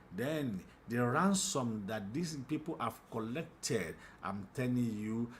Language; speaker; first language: English; non-native, local second language; Yoruba